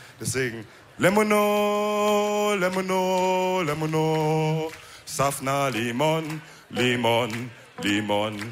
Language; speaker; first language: German; early bilingual, other home language; Wolof